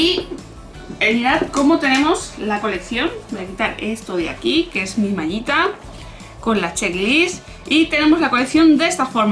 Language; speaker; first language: Spanish; native; Spanish